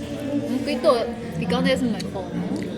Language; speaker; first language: Spanish; non-native, fluent; Chinese